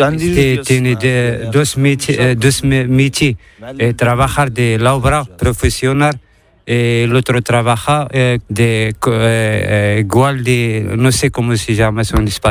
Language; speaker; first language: Spanish; non-native, learner; Arabic